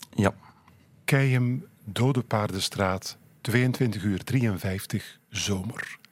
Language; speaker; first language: Dutch; native; Dutch